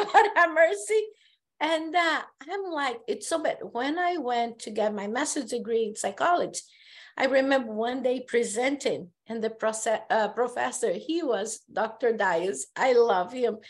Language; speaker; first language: English; non-native, fluent; Portuguese